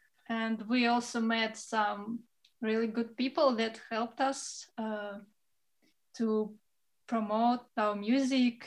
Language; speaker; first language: English; non-native, fluent; Russian